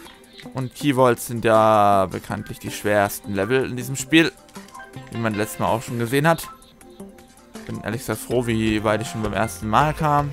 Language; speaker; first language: German; native; German